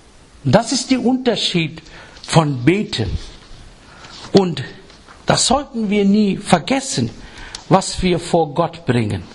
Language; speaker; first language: German; non-native, fluent; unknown